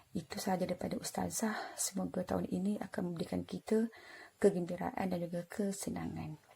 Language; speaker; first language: Malay; native; Malay